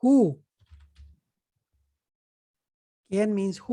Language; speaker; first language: Spanish; non-native, fluent; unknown